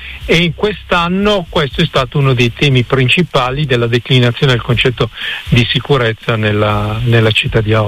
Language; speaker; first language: Italian; native; Italian